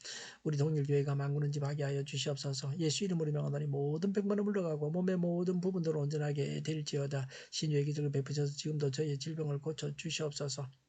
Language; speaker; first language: Korean; native; Korean